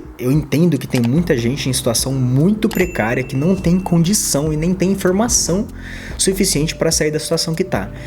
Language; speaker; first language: Portuguese; native; Portuguese